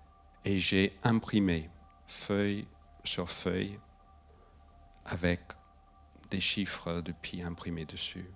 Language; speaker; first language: French; non-native, fluent; English